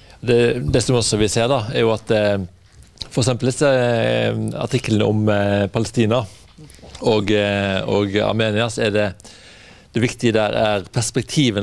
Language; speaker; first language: Norwegian; non-native, fluent; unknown